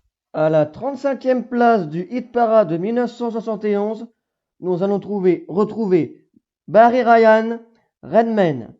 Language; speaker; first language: French; native; French